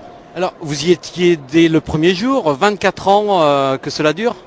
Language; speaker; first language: French; native; French